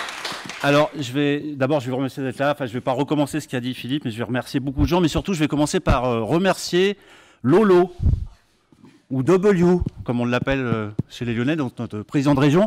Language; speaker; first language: French; native; French